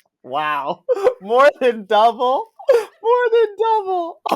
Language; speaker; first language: English; native; English